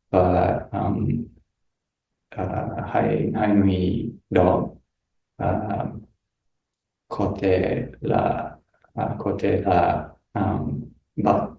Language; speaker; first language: Vietnamese; non-native, learner; English